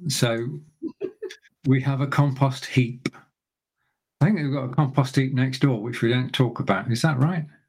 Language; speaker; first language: English; native; English